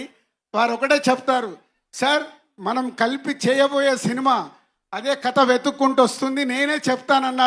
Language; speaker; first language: Telugu; native; Telugu